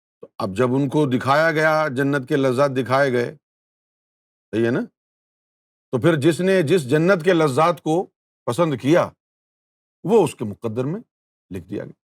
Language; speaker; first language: Urdu; native; Urdu